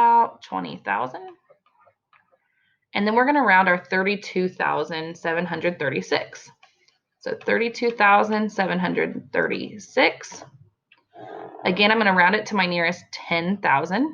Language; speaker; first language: English; native; English